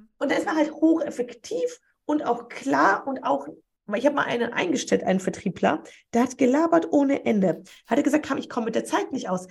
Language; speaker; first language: German; early bilingual, other home language; Polish